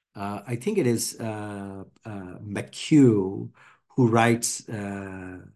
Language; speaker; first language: English; non-native, local second language; Bangla